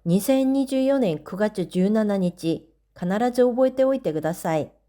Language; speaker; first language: Japanese; non-native, fluent; Korean